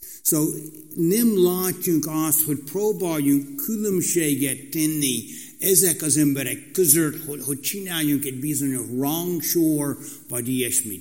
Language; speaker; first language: Hungarian; non-native, fluent; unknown